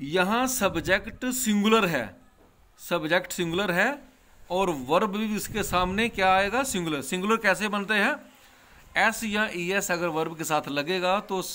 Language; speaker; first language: Hindi; non-native, local second language; Punjabi